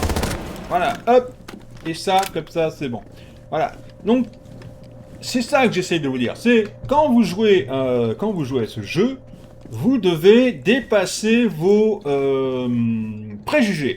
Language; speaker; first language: French; native; French